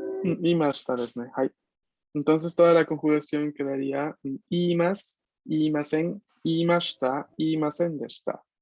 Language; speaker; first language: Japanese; non-native, fluent; Spanish